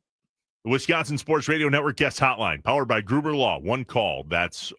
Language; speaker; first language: English; native; English